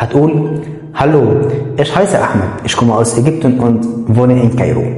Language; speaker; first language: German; non-native, fluent; Arabic